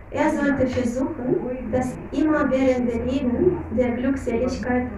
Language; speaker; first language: German; non-native, fluent; Russian